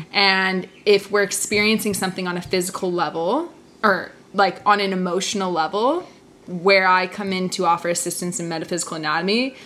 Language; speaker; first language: English; early bilingual, other home language; Spanish